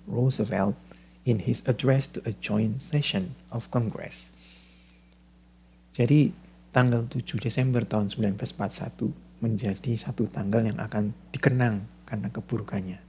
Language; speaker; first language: Indonesian; native; Indonesian